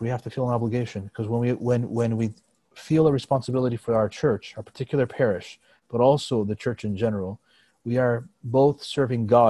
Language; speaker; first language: English; native; English